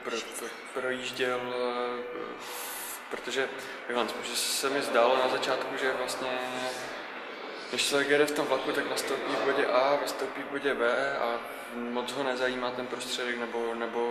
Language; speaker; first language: Czech; native; Czech